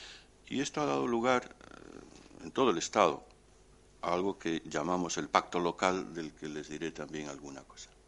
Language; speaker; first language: Spanish; native; Spanish